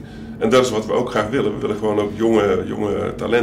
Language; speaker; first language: Dutch; native; Dutch